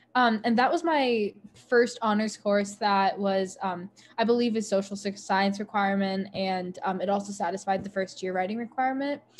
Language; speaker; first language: English; native; English